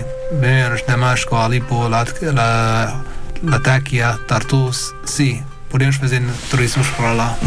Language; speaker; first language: Portuguese; non-native, learner; Arabic